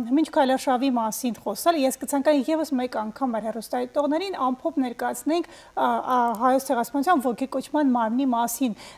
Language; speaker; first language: Armenian; native; Armenian